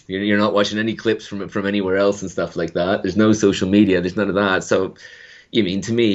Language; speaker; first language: English; native; English